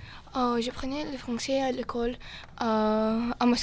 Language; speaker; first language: French; non-native, learner; Russian